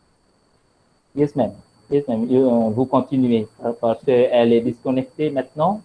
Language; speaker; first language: French; non-native, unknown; Bangla